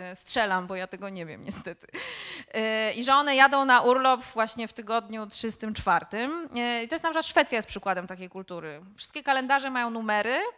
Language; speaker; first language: Polish; native; Polish